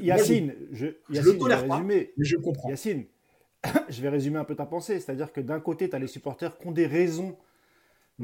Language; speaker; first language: French; native; French